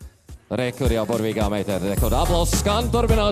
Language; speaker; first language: Latvian; native; Latvian